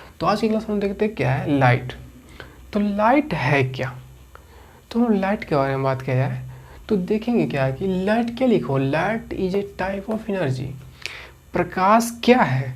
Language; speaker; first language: Hindi; native; Hindi